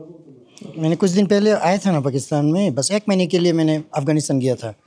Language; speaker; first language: Hindi; non-native, local second language; Bangla